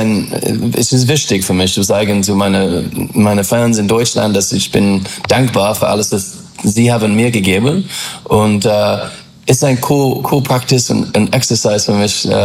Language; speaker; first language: German; non-native, learner; English